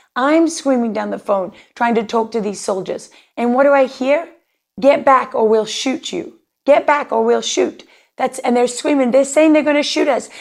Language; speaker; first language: English; native; English